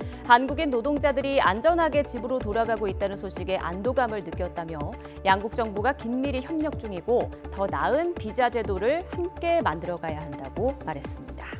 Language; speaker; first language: Korean; native; Korean